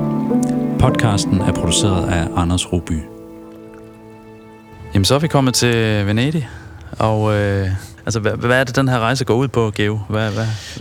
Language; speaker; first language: Danish; native; Danish